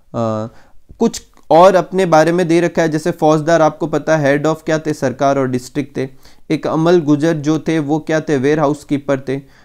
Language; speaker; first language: Hindi; native; Hindi